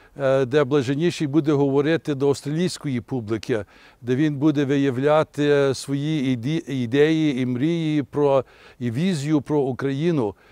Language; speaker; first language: Ukrainian; early bilingual, heritage; Ukrainian